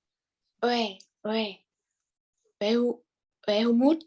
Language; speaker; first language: English; non-native, learner; Vietnamese